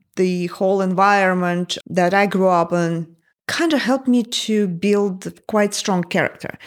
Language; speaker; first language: English; non-native, fluent; Russian